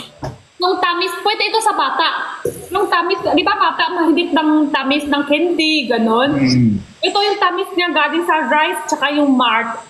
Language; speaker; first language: Filipino; non-native, learner; Korean